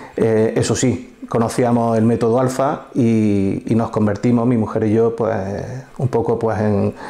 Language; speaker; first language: Spanish; native; Spanish